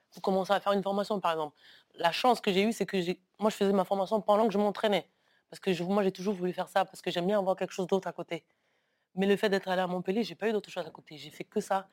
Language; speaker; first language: French; early bilingual, other home language; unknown